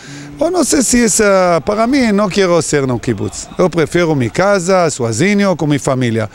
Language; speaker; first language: Portuguese; non-native, learner; Hebrew